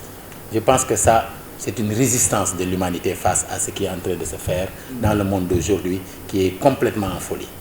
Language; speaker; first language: French; non-native, local second language; Wolof